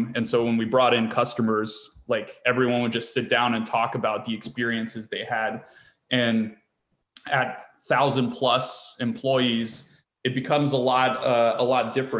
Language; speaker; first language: English; native; English